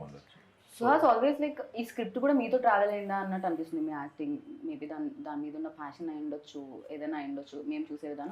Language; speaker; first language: Telugu; native; Telugu